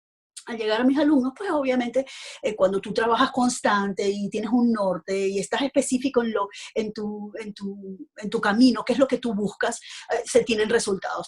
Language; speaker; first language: Spanish; native; Spanish